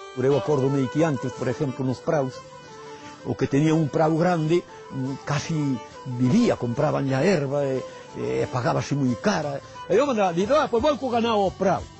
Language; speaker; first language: Galician; native; Galician